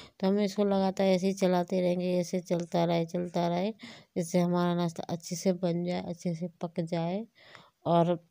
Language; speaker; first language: Hindi; native; Hindi